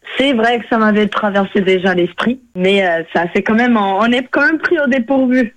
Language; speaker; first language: French; non-native, fluent; Portuguese